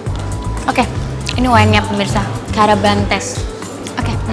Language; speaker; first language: Indonesian; native; Indonesian